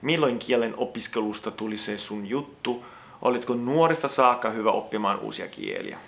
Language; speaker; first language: Finnish; non-native, fluent; Italian